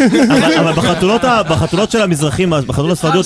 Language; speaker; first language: Hebrew; native; Hebrew